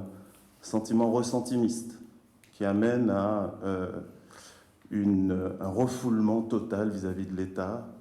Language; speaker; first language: French; native; French